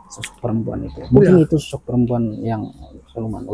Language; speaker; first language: Malay; native; Malay